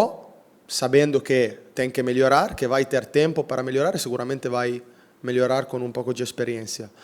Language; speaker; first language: Portuguese; non-native, fluent; Italian